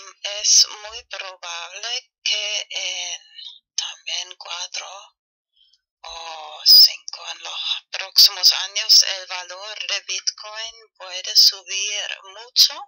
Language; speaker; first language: Spanish; non-native, fluent; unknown